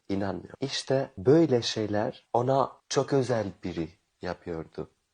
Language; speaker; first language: Turkish; non-native, fluent; Albanian